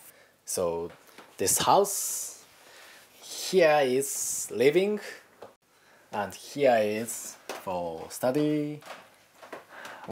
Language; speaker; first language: English; non-native, learner; Japanese